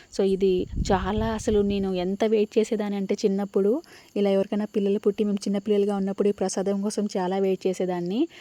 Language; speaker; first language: Telugu; non-native, local second language; Lambadi